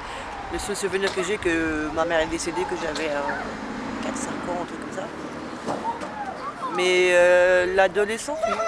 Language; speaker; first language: French; non-native, local second language; Arabic